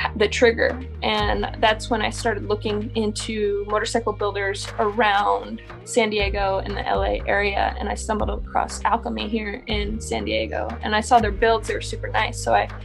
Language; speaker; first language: English; native; English